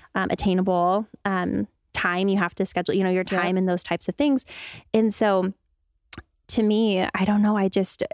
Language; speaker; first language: English; native; English